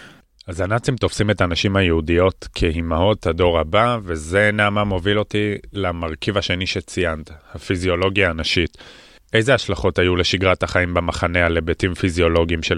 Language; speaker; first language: Hebrew; native; Hebrew